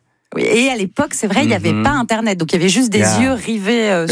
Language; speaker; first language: French; native; French